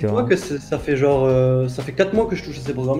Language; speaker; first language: French; native; French